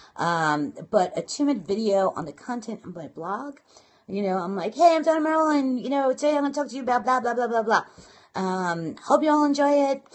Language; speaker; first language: English; native; English